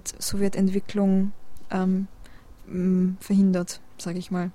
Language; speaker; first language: German; early bilingual, other home language; Polish